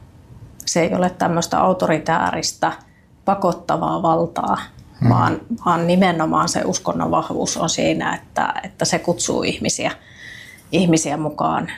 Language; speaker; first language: Finnish; native; Finnish